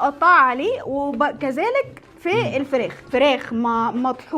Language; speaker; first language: Arabic; native; Arabic